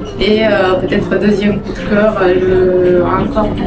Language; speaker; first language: French; non-native, fluent; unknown